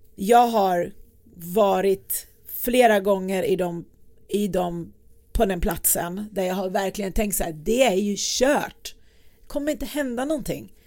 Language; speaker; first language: Swedish; early bilingual, other home language; Persian